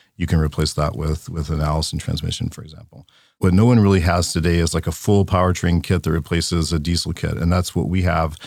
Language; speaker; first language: English; native; English